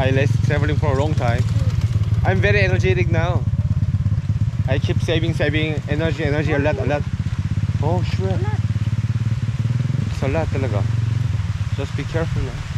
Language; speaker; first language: English; non-native, learner; Korean